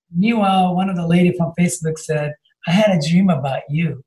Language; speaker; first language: English; non-native, fluent; Japanese